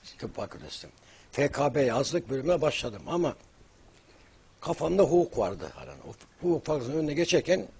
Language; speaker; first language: Turkish; native; Turkish